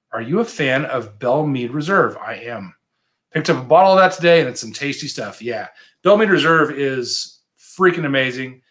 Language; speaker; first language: English; native; English